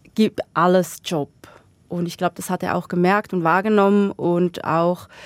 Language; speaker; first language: German; native; German